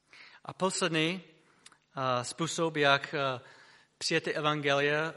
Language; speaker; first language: Czech; non-native, fluent; English